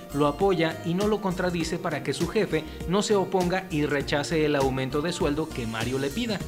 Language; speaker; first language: Spanish; native; Spanish